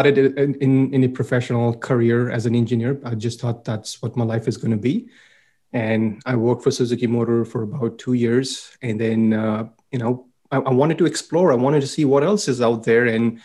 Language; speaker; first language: English; non-native, local second language; Punjabi